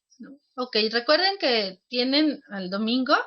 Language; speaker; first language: Spanish; native; Spanish